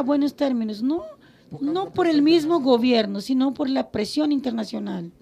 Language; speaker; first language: Spanish; non-native, fluent; Portuguese